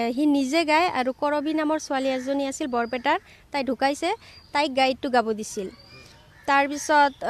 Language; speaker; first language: Assamese; non-native, local second language; Bangla